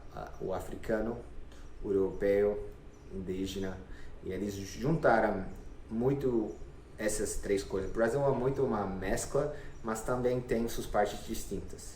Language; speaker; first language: Portuguese; non-native, fluent; English